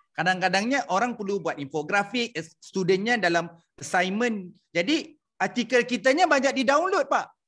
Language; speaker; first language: Malay; native; Malay